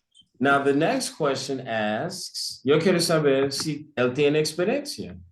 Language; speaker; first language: Spanish; non-native, fluent; English